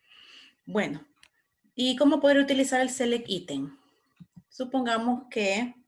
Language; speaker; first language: Spanish; native; Spanish